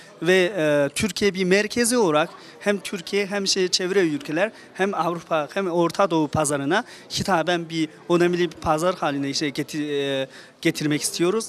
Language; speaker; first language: Turkish; non-native, fluent; Chinese